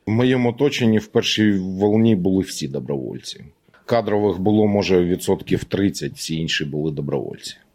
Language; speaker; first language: Ukrainian; native; Ukrainian